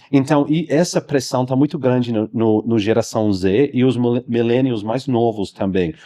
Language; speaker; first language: Portuguese; non-native, fluent; English